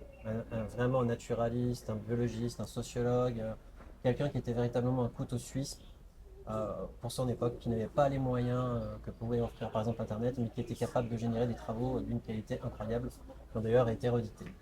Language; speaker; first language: French; native; French